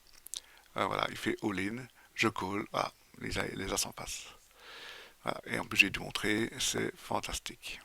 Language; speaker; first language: French; native; French